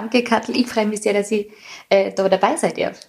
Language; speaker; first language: German; native; German